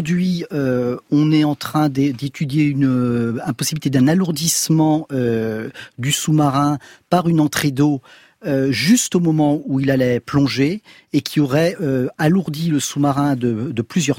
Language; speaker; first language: French; native; French